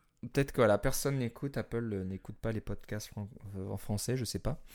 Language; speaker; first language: French; native; French